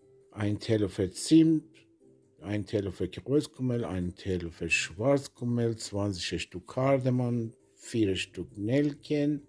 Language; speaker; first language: German; non-native, learner; Persian